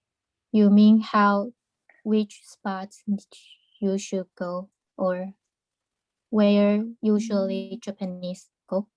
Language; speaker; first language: English; non-native, learner; Chinese